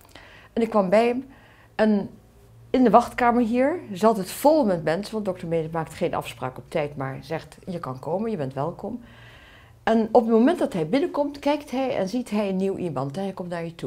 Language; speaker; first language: Dutch; native; Dutch